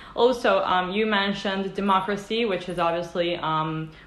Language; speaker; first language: English; non-native, fluent; Italian